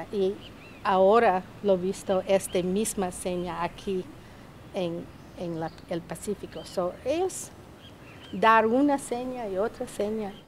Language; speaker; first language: Spanish; non-native, fluent; English